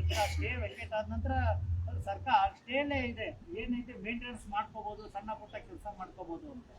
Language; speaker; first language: Kannada; native; Kannada